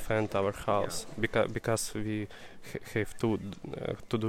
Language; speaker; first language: English; non-native, learner; Russian